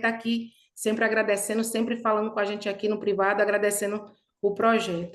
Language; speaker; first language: Portuguese; native; Portuguese